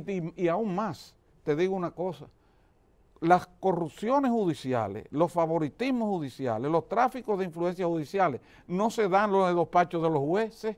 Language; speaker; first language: Spanish; native; Spanish